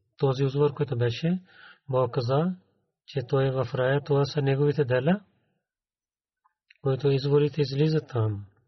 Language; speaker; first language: Bulgarian; non-native, learner; Urdu